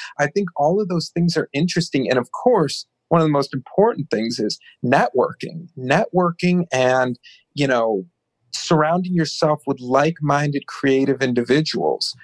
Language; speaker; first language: English; native; English